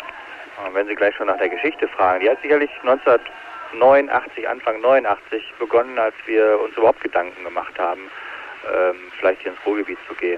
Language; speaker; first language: German; native; German